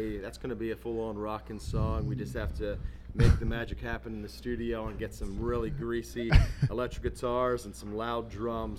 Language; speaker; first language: English; native; English